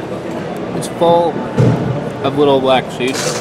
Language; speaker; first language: English; native; English